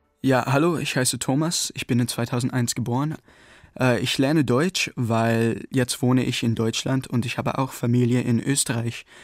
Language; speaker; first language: German; non-native, learner; English